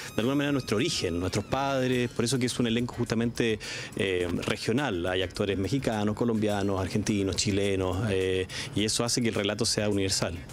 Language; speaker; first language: Spanish; native; Spanish